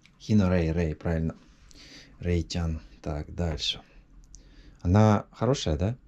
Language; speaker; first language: Russian; native; Russian